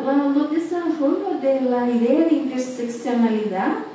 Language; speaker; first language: Spanish; non-native, fluent; Portuguese